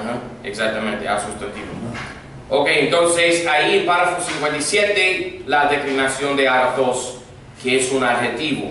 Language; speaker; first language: Spanish; non-native, fluent; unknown